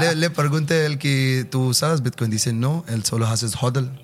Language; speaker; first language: Spanish; non-native, learner; Hindi